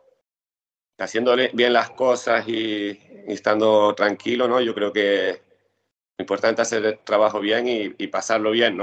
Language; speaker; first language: Spanish; native; Spanish